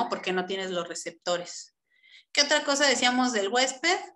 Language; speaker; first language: Spanish; native; Spanish